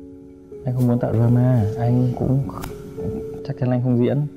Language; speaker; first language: Vietnamese; native; Vietnamese